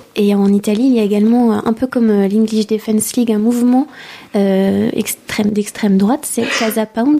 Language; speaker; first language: French; native; French